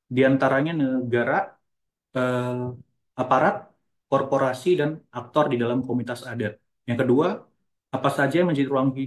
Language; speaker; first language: Indonesian; native; Indonesian